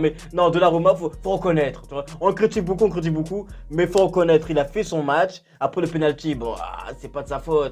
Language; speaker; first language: French; native; French